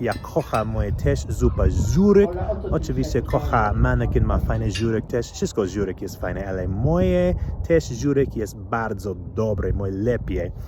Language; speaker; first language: Polish; non-native, learner; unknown